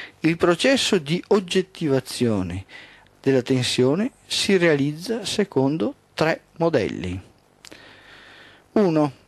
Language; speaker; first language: Italian; native; Italian